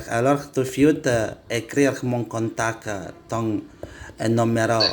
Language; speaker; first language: French; non-native, learner; Indonesian